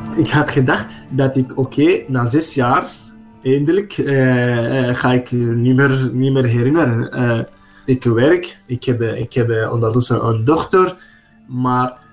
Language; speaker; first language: Dutch; non-native, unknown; Arabic